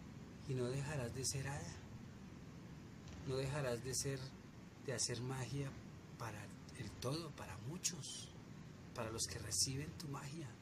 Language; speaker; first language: Spanish; native; Spanish